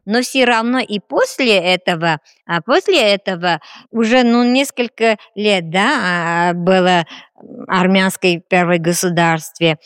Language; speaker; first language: Russian; non-native, fluent; Armenian